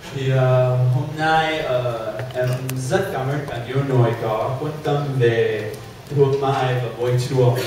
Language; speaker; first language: Vietnamese; non-native, learner; English